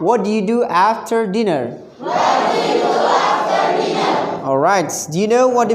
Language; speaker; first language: English; non-native, fluent; Indonesian